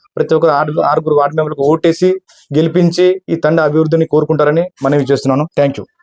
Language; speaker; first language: Telugu; non-native, local second language; Lambadi